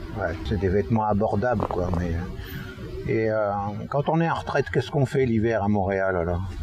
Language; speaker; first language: French; native; French